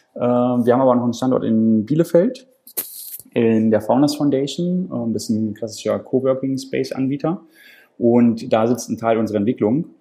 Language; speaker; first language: German; native; German